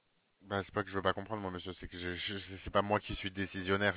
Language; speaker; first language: French; native; French